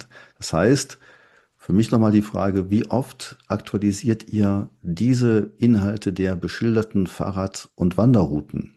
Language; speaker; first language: German; native; German